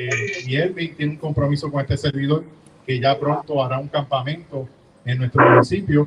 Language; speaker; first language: Spanish; native; Spanish